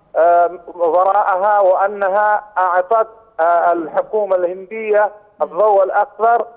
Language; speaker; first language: Arabic; non-native, fluent; Urdu